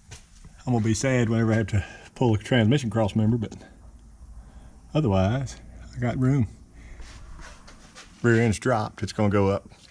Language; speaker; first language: English; native; English